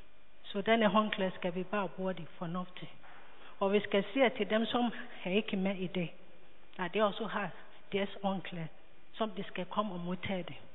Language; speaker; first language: Danish; non-native, learner; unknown